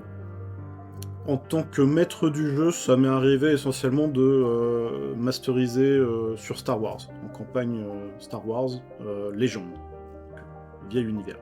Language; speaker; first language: French; native; French